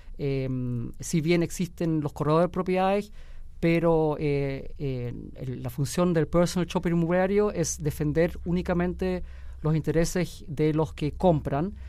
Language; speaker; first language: Spanish; early bilingual, heritage; Spanish